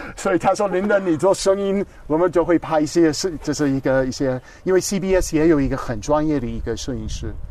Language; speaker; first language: Chinese; non-native, fluent; English